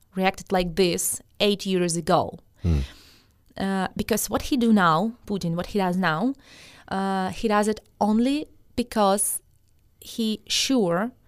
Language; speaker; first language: English; non-native, fluent; Russian